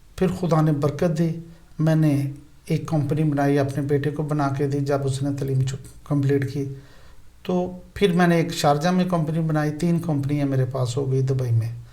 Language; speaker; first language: Urdu; non-native, local second language; Punjabi